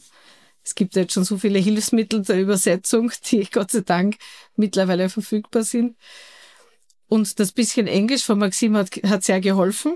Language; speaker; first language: German; native; German